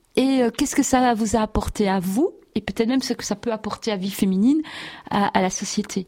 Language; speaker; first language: French; native; French